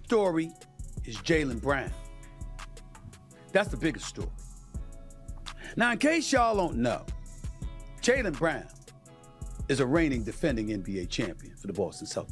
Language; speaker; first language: English; native; English